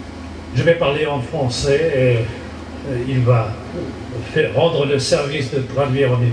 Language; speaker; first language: French; non-native, fluent; German